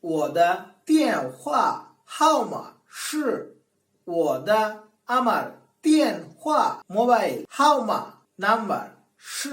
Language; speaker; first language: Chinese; non-native, learner; Bangla